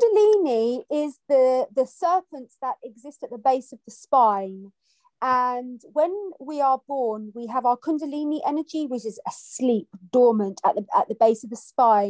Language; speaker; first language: English; native; English